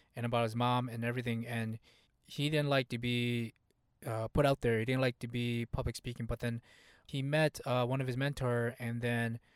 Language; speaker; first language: English; early bilingual, other home language; Hmong